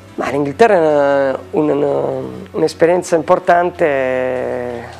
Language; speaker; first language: Italian; native; Italian